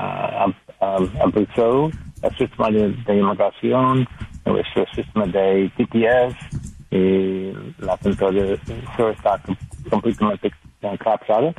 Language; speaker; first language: Spanish; non-native, learner; English